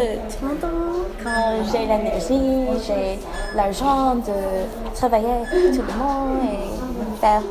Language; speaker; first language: French; non-native, learner; English